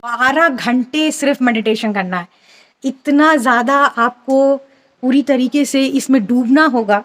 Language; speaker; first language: Hindi; native; Hindi